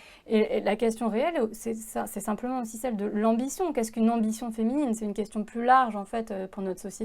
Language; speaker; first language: French; native; French